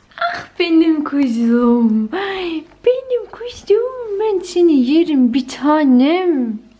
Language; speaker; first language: Turkish; early bilingual, heritage; Turkish